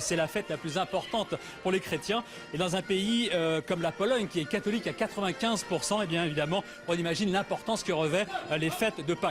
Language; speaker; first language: French; native; French